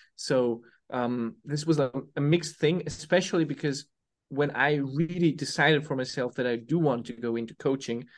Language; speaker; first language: English; non-native, fluent; Serbian